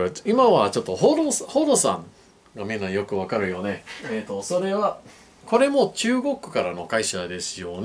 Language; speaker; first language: Japanese; non-native, learner; English